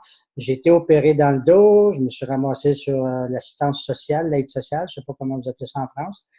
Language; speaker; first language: French; native; French